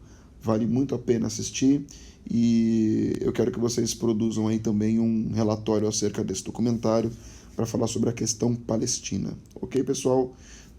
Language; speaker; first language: Portuguese; native; Portuguese